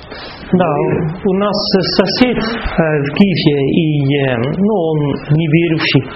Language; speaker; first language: Russian; non-native, fluent; Dutch